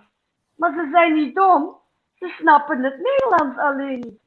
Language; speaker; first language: Dutch; non-native, local second language; Papiamento